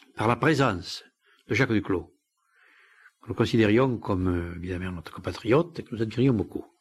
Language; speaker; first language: French; native; French